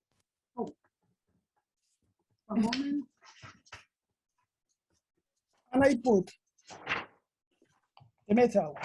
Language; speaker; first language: English; non-native, learner; Spanish